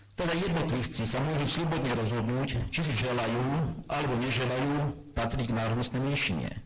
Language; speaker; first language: Slovak; non-native, local second language; German